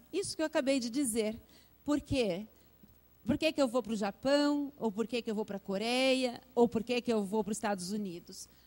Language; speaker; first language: Portuguese; native; Portuguese